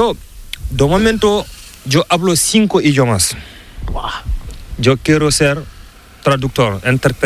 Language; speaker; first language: Spanish; non-native, learner; Fula